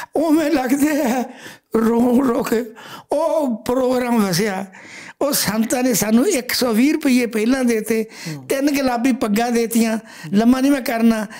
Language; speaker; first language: Punjabi; native; Punjabi